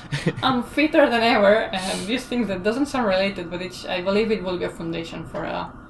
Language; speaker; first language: English; non-native, fluent; Spanish